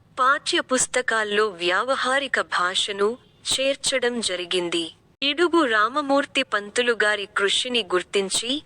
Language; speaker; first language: Telugu; native; Telugu